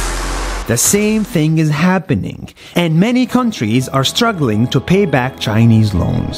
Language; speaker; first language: English; non-native, fluent; Arabic